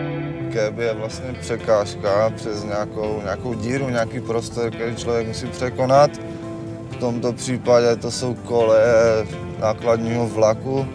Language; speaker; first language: Czech; native; Czech